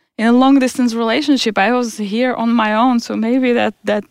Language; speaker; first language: English; non-native, fluent; Czech